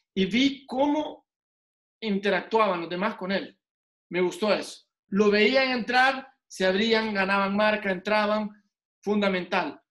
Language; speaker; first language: Spanish; native; Spanish